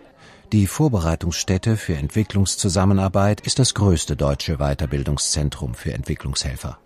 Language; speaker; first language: German; native; German